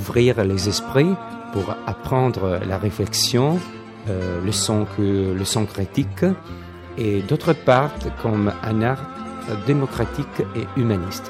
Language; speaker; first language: French; non-native, fluent; Italian